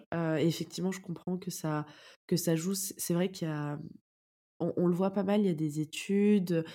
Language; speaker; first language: French; native; French